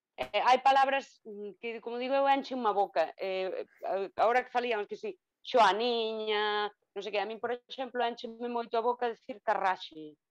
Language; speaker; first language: Galician; native; Galician